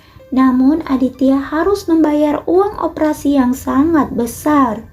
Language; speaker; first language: Indonesian; native; Indonesian